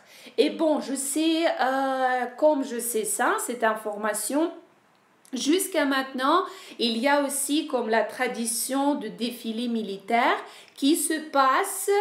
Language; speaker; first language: French; non-native, fluent; Ukrainian